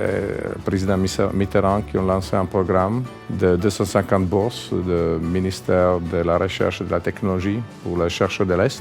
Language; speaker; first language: French; non-native, fluent; Czech